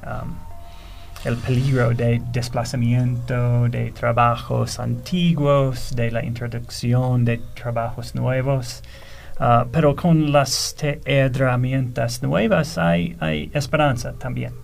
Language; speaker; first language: Spanish; non-native, fluent; English